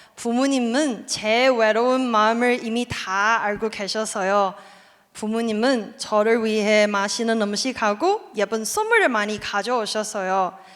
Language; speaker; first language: Korean; non-native, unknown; Chinese